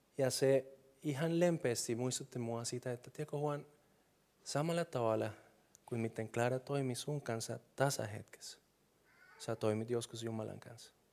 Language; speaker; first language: Finnish; non-native, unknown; Spanish